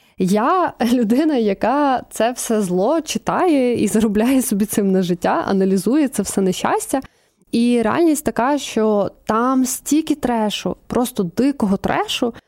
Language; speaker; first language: Ukrainian; native; Ukrainian